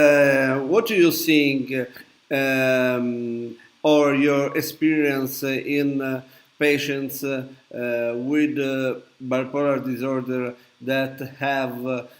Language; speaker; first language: English; non-native, learner; Italian